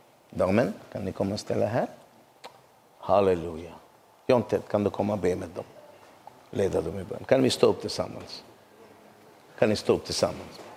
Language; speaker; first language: Swedish; non-native, fluent; Urdu